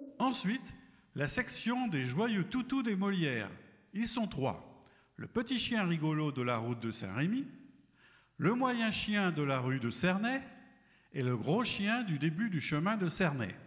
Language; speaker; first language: French; native; French